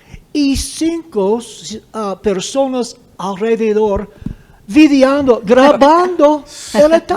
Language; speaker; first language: Spanish; non-native, fluent; English